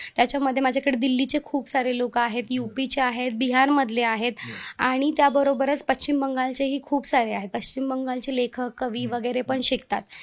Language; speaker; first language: Marathi; non-native, local second language; Hindi